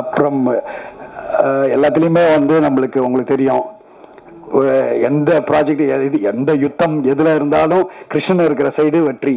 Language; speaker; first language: Tamil; native; Tamil